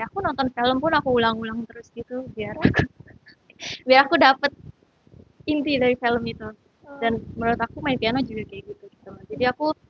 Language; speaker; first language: Indonesian; native; Indonesian